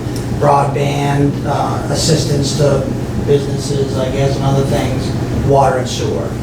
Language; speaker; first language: English; native; English